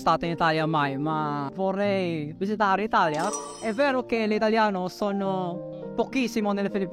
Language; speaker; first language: Italian; non-native, learner; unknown